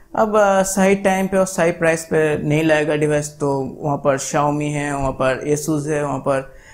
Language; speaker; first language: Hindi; non-native, local second language; Bangla